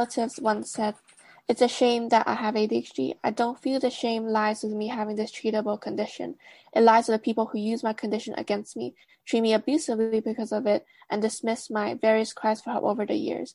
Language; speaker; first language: English; non-native, local second language; Cantonese